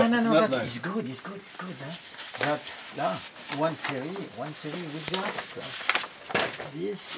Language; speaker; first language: English; non-native, learner; French